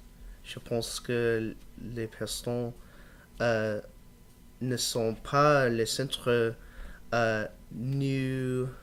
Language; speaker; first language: French; non-native, learner; English